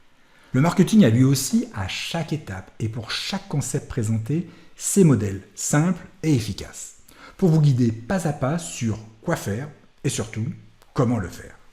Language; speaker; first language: French; native; French